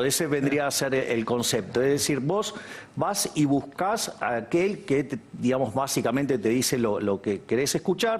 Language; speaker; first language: Spanish; native; Spanish